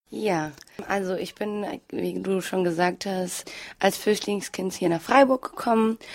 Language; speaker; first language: German; early bilingual, other home language; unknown